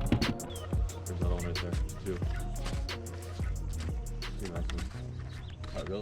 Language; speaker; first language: English; native; English